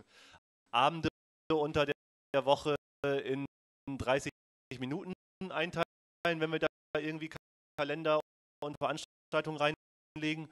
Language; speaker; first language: German; native; German